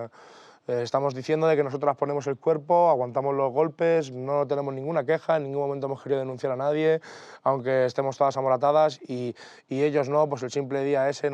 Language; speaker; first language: Spanish; native; Spanish